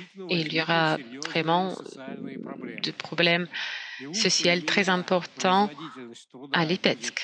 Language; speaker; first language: French; non-native, fluent; Russian